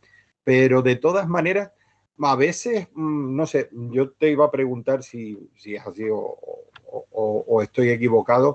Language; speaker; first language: Spanish; native; Spanish